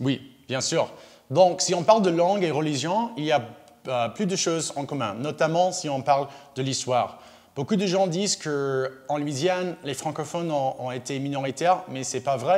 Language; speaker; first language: French; non-native, local second language; English